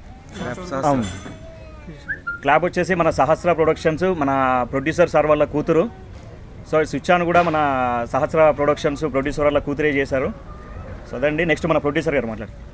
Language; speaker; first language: Telugu; native; Telugu